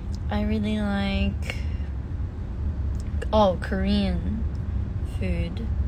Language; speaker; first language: English; early bilingual, other home language; Korean